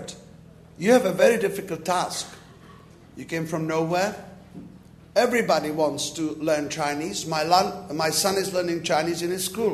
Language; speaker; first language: English; non-native, fluent; Czech